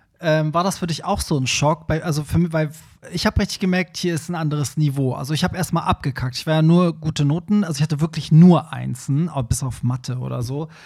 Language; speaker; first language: German; early bilingual, other home language; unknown